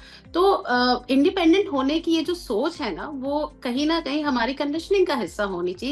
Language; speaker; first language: Hindi; native; Hindi